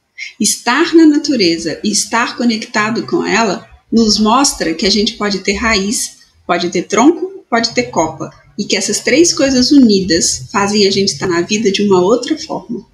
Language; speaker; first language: Portuguese; native; Portuguese